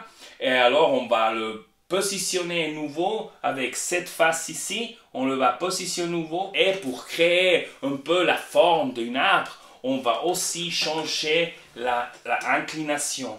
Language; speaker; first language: French; non-native, learner; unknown